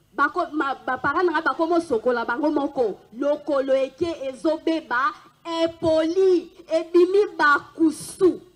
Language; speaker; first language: Lingala; native; Lingala